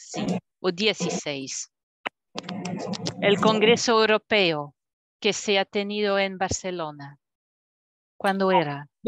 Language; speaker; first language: Spanish; non-native, fluent; French